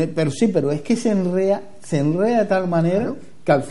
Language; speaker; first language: Spanish; native; Spanish